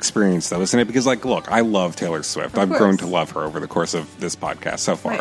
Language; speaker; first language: English; native; English